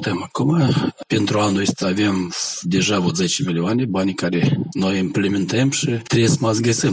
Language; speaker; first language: Romanian; non-native, local second language; Gagauz